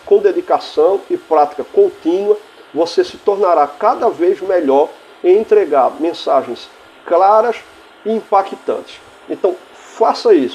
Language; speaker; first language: Portuguese; native; Portuguese